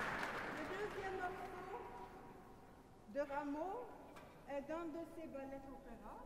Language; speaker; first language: French; non-native, fluent; German